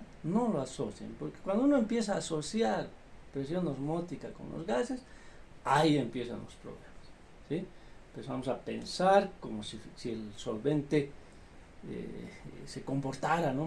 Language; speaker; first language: Spanish; native; Spanish